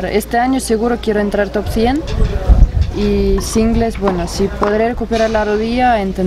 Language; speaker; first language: Spanish; non-native, fluent; Russian